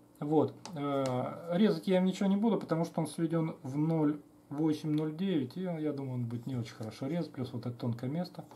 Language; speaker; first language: Russian; native; Russian